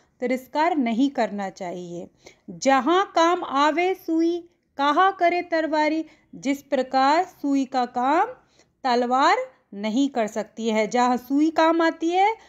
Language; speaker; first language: Hindi; native; Hindi